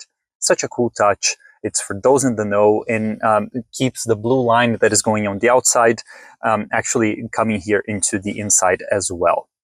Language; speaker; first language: English; native; English